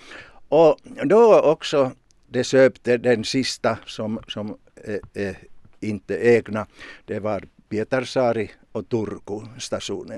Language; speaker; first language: Swedish; non-native, local second language; Finnish